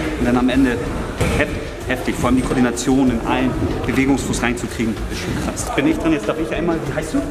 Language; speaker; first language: German; native; German